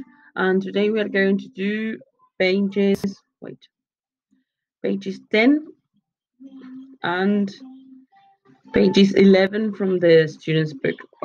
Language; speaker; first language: English; non-native, fluent; Spanish